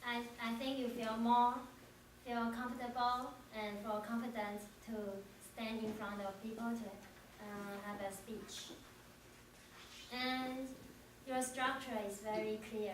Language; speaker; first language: English; non-native, learner; Chinese